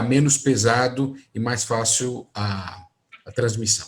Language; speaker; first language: Portuguese; native; Portuguese